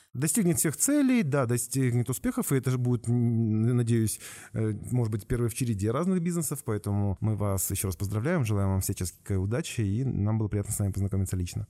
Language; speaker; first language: Russian; native; Russian